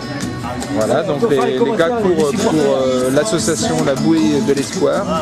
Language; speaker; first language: French; native; French